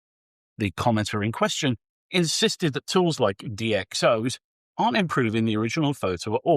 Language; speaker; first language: English; native; English